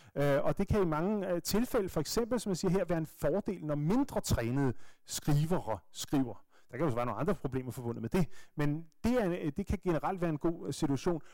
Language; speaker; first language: Danish; native; Danish